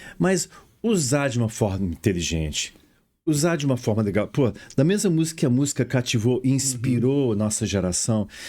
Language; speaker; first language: Portuguese; early bilingual, other home language; English